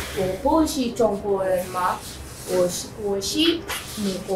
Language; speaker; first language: Chinese; non-native, learner; Bangla